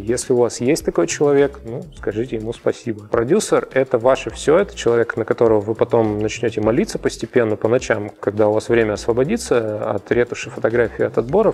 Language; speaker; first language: Russian; native; Russian